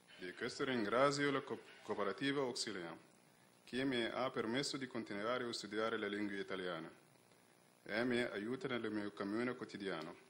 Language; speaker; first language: Italian; non-native, learner; Arabic